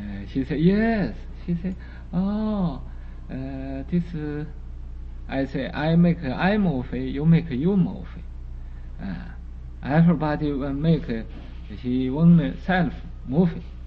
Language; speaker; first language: English; non-native, learner; Chinese